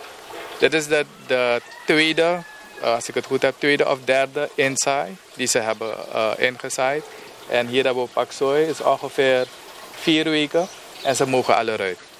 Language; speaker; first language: Dutch; non-native, local second language; Papiamento